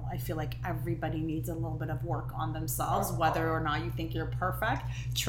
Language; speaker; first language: English; non-native, fluent; Hebrew